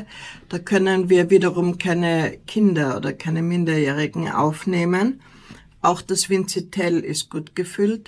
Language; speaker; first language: German; native; German